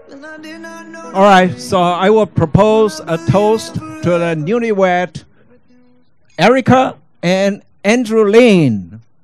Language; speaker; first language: English; non-native, fluent; Chinese